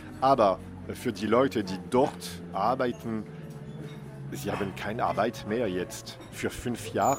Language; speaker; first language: German; non-native, learner; French